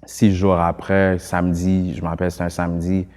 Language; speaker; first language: French; early bilingual, other home language; Haitian Creole